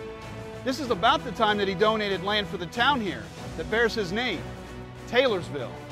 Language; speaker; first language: English; native; English